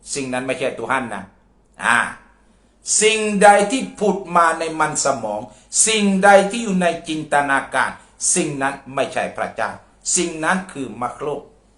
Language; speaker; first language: Thai; non-native, local second language; Malay